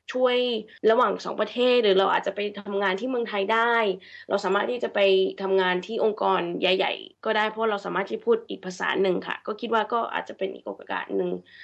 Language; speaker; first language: Thai; early bilingual, heritage; Thai